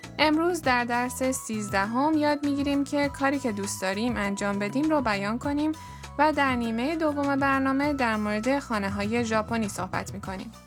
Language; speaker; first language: Persian; native; Persian